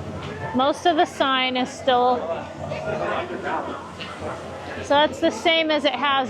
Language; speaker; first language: English; native; English